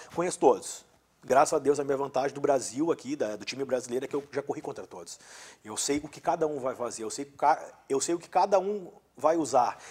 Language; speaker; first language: Portuguese; native; Portuguese